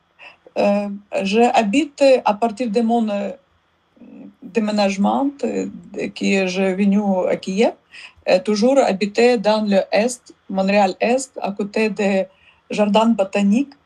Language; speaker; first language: French; non-native, learner; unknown